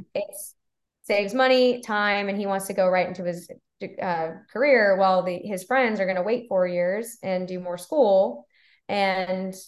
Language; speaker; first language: English; native; English